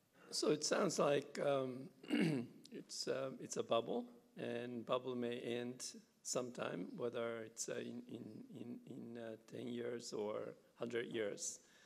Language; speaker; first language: English; non-native, fluent; Japanese